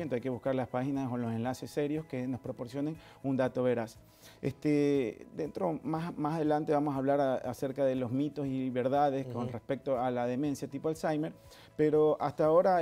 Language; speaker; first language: Spanish; native; Spanish